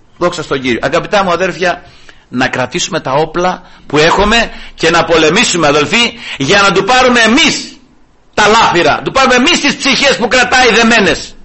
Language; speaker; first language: Greek; early bilingual, heritage; Greek